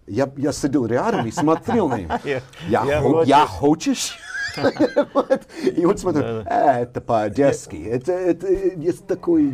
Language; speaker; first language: Russian; non-native, fluent; English